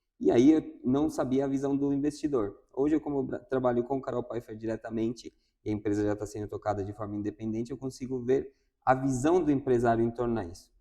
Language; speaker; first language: Portuguese; non-native, fluent; Spanish